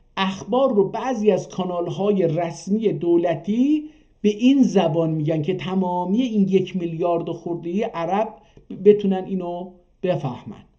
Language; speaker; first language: Persian; non-native, local second language; Azerbaijani